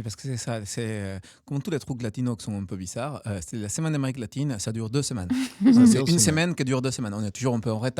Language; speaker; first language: French; non-native, fluent; Spanish